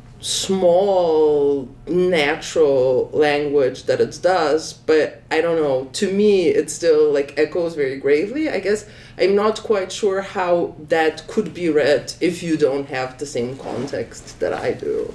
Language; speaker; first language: English; non-native, fluent; Slovenian